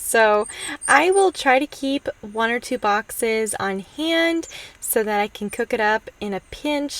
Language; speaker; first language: English; native; English